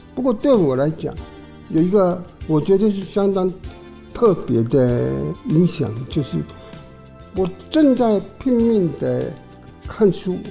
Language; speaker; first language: Chinese; non-native, local second language; Min Nan Chinese